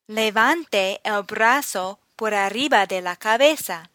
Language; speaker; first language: Spanish; non-native, fluent; English